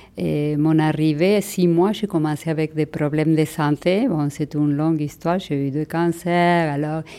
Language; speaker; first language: French; non-native, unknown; Spanish